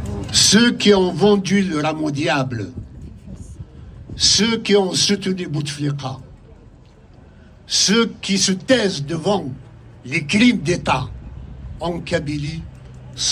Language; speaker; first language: French; non-native, local second language; Kabyle